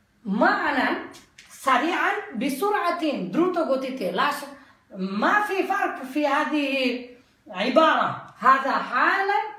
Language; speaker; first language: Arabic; non-native, fluent; Bangla